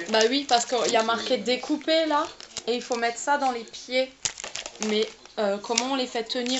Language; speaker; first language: French; native; French